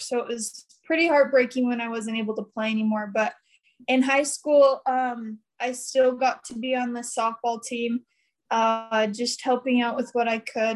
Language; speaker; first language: English; native; English